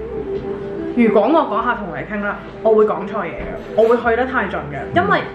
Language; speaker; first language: Chinese; native; Chinese